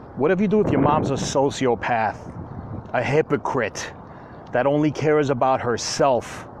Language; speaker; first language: English; native; English